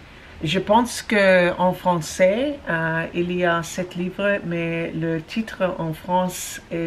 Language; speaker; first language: French; non-native, learner; English